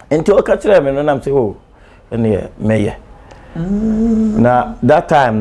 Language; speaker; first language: English; non-native, local second language; Akan